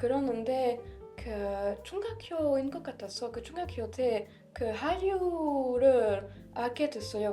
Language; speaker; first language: Korean; non-native, learner; French